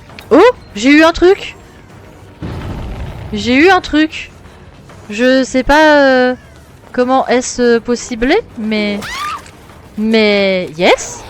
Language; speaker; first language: French; native; French